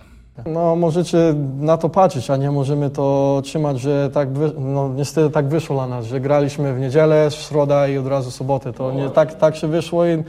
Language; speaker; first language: Polish; early bilingual, heritage; English